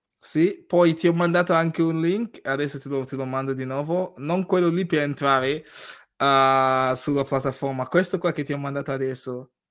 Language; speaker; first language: Italian; non-native, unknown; English